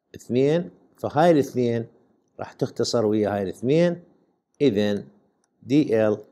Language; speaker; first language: Arabic; native; Arabic